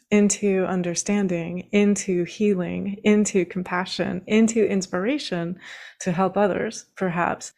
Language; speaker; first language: English; native; English